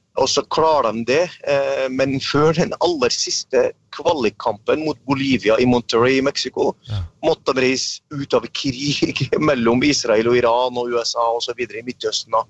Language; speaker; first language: Norwegian; early bilingual, other home language; Arabic